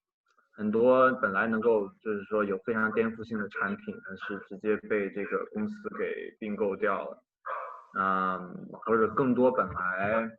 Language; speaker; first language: Chinese; native; Chinese